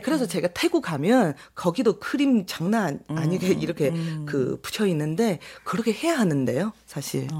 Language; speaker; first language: Korean; non-native, fluent; Chinese